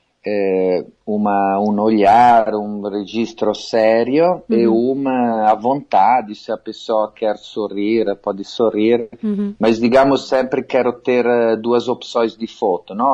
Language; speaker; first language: Portuguese; non-native, fluent; Italian